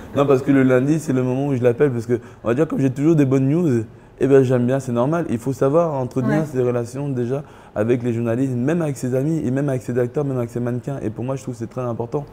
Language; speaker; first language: French; early bilingual, other home language; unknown